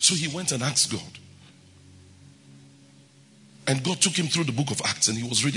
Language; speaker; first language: English; non-native, local second language; Bini